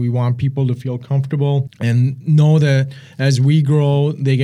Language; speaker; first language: English; early bilingual, other home language; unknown